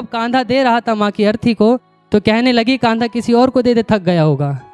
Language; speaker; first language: Hindi; native; Hindi